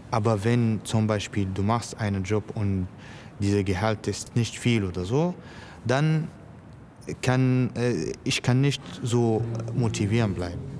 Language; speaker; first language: German; non-native, learner; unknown